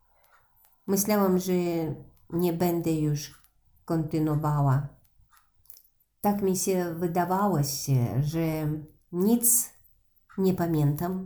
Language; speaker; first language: Polish; non-native, learner; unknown